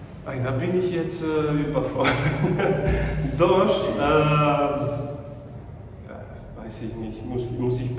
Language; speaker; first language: German; non-native, fluent; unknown